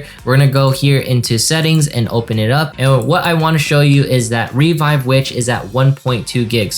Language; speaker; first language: English; native; English